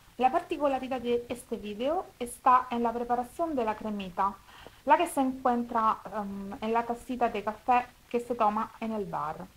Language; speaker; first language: Spanish; non-native, fluent; Italian